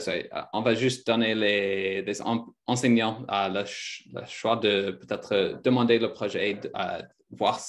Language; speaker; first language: French; non-native, fluent; English